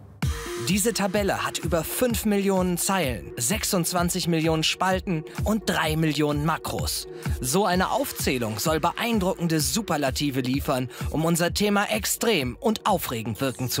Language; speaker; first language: German; native; German